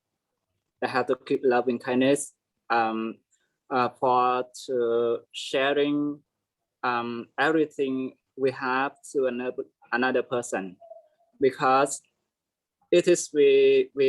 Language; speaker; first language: English; non-native, learner; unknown